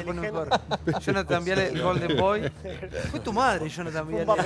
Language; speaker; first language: Spanish; native; Spanish